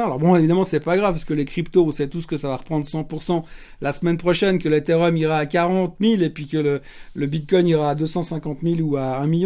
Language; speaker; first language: French; native; French